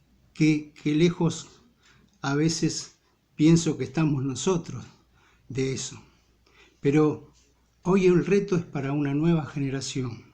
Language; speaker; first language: Spanish; native; Spanish